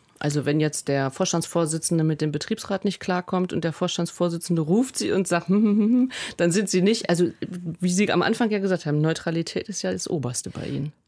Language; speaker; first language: German; native; German